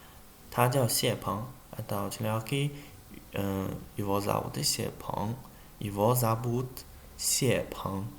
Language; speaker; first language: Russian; non-native, learner; Chinese